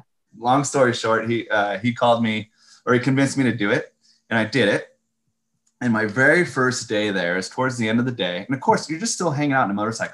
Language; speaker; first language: English; native; English